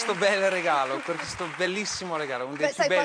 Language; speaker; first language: Italian; non-native, fluent; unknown